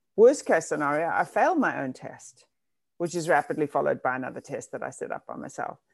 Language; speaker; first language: English; native; English